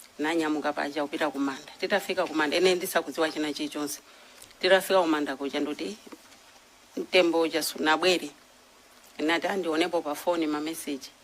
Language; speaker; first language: Nyanja; non-native, local second language; Tumbuka